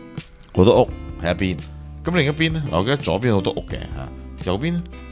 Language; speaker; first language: Cantonese; native; Cantonese